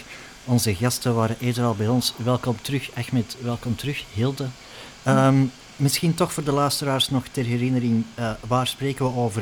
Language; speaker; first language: Dutch; native; Dutch